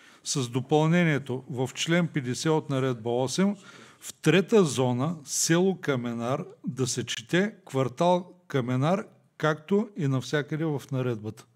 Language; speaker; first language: Bulgarian; native; Bulgarian